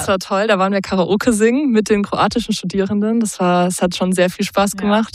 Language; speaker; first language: German; native; German